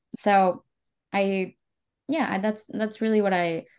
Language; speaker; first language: English; early bilingual, other home language; Spanish